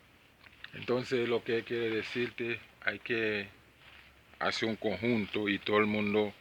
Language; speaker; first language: Spanish; non-native, learner; Haitian Creole